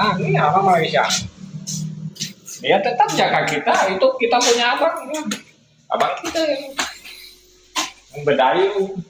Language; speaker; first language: Indonesian; non-native, learner; Vietnamese